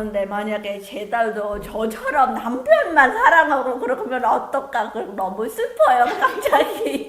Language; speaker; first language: Korean; non-native, fluent; Khmer